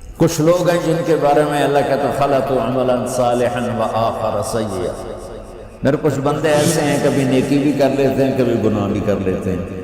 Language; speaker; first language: Urdu; non-native, local second language; Punjabi